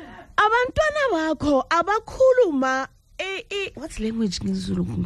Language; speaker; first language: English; non-native, local second language; Zulu